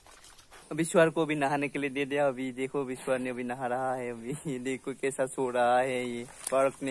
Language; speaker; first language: Hindi; non-native, local second language; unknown